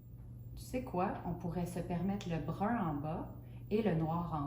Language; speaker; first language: French; native; French